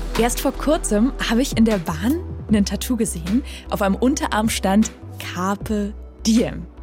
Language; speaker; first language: German; native; German